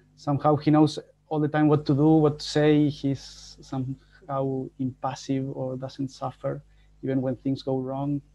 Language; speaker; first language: English; non-native, fluent; Spanish